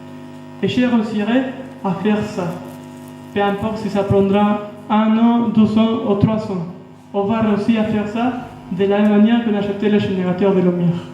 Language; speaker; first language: French; non-native, fluent; Spanish